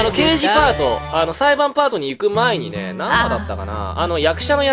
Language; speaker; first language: Japanese; native; Japanese